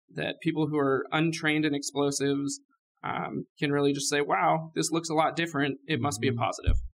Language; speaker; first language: English; native; English